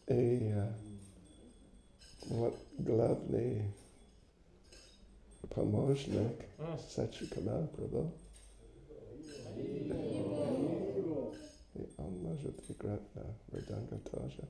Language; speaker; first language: Russian; non-native, learner; English